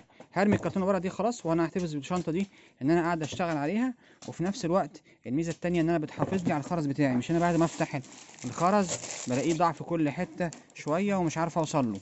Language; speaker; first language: Arabic; native; Arabic